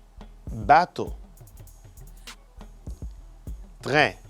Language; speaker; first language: French; non-native, fluent; Spanish